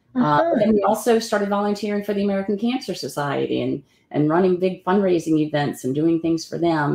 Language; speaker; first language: English; native; English